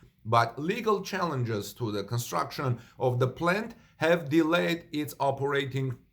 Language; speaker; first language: English; non-native, fluent; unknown